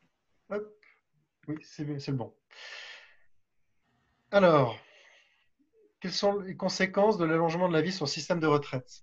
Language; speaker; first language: French; native; French